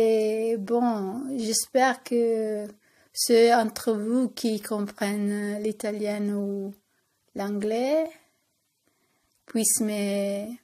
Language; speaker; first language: French; non-native, fluent; Italian